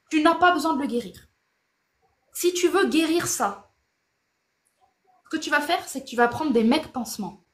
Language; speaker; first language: French; native; French